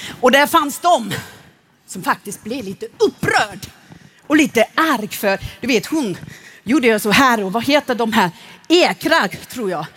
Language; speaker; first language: Swedish; non-native, fluent; German